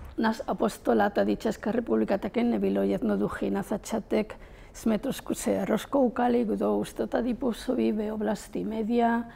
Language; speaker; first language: Czech; non-native, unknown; Spanish